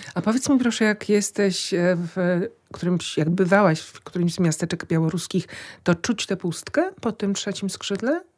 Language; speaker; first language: Polish; native; Polish